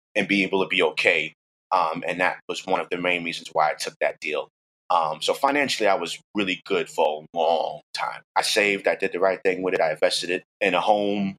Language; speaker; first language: English; native; English